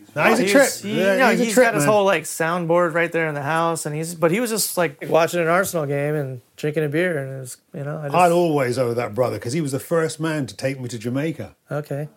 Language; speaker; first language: English; native; English